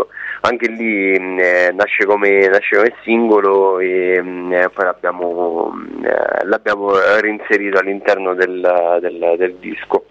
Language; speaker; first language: Italian; native; Italian